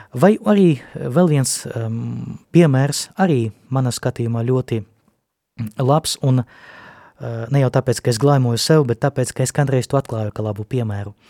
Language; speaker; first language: Latvian; non-native, local second language; Russian